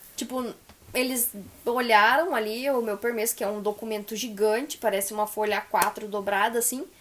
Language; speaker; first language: Portuguese; native; Portuguese